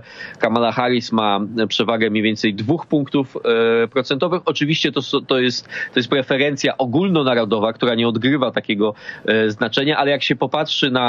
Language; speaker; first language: Polish; native; Polish